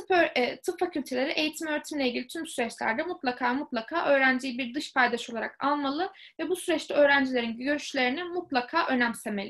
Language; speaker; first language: Turkish; native; Turkish